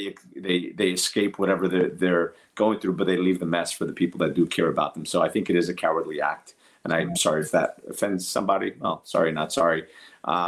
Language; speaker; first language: English; early bilingual, other home language; Portuguese